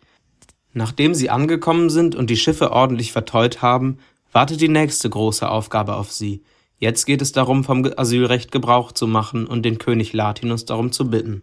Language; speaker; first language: German; native; German